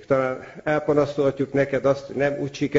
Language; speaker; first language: Hungarian; native; Hungarian